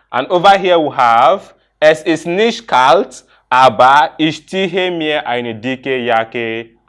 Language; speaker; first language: German; non-native, fluent; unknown